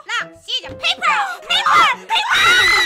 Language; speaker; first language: English; non-native, learner; Korean